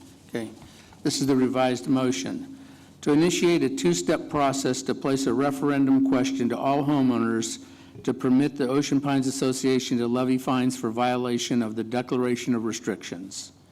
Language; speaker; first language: English; native; English